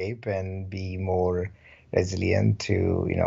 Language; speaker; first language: English; non-native, local second language; Rajasthani